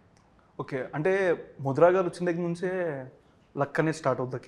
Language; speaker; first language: Telugu; native; Telugu